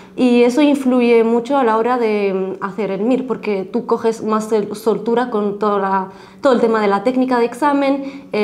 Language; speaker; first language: Spanish; non-native, fluent; Arabic